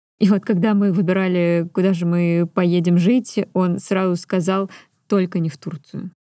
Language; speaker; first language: Russian; native; Russian